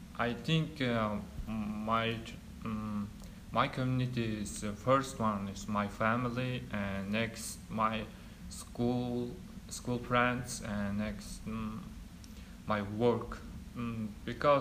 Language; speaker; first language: English; non-native, learner; Mongolian